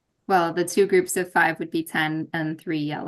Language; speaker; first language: English; native; English